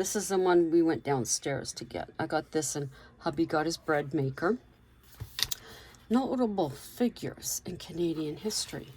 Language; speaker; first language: English; native; English